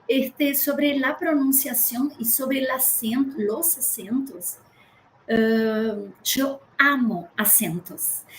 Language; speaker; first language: Spanish; early bilingual, heritage; Spanish